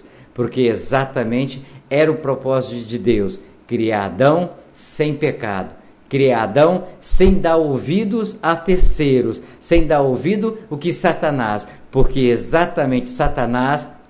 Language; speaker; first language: Portuguese; native; Portuguese